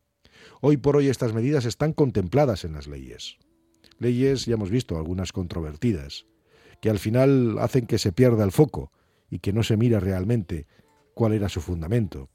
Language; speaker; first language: Spanish; native; Spanish